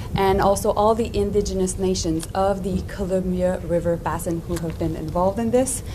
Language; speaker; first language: English; non-native, local second language; French